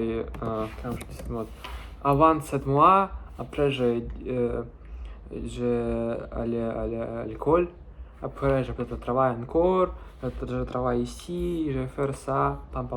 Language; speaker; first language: French; non-native, learner; Russian